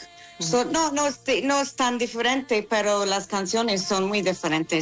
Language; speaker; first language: Spanish; non-native, fluent; English